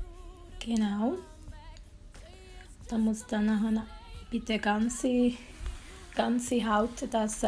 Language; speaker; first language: German; non-native, learner; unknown